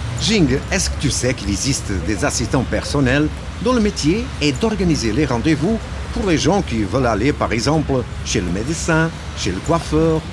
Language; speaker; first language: French; non-native, fluent; Portuguese